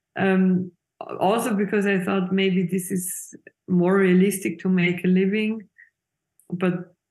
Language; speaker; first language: English; non-native, fluent; Swiss German